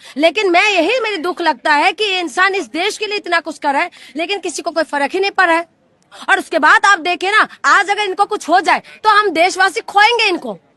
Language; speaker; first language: Hindi; non-native, local second language; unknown